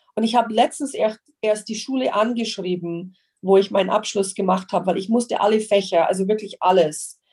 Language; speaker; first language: German; non-native, fluent; English